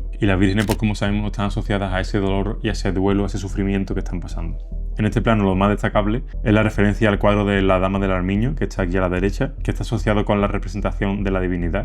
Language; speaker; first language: Spanish; native; Spanish